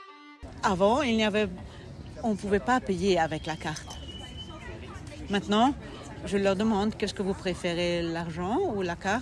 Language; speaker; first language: French; non-native, fluent; German